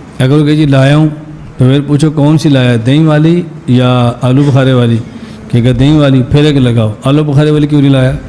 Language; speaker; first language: Urdu; non-native, local second language; Punjabi